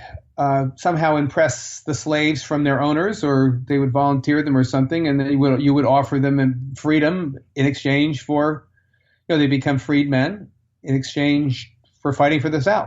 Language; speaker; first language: English; native; English